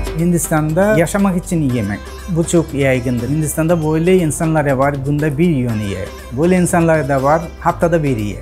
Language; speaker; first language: Turkish; non-native, fluent; Bangla